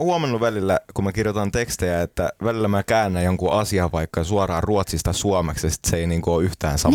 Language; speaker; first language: Finnish; early bilingual, heritage; Finnish